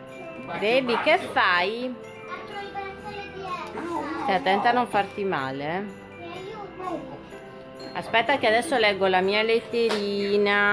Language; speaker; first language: Italian; native; Italian